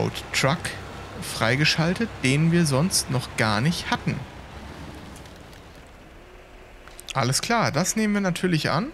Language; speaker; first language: German; native; German